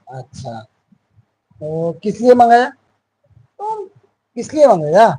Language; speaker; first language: Hindi; non-native, local second language; Bangla